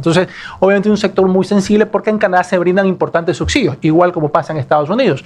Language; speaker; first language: Spanish; native; Spanish